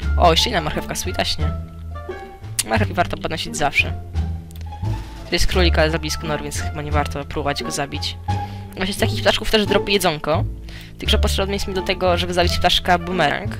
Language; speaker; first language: Polish; native; Polish